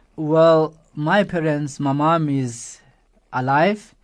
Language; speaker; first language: English; non-native, local second language; Zulu